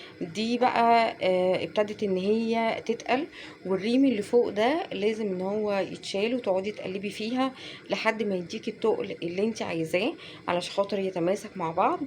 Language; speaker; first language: Arabic; native; Arabic